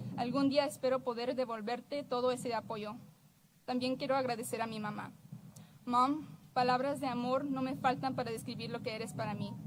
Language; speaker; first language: Spanish; early bilingual, other home language; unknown